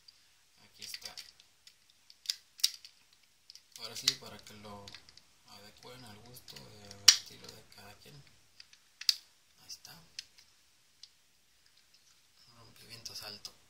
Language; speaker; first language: Spanish; native; Spanish